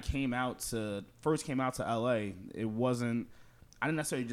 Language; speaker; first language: English; native; English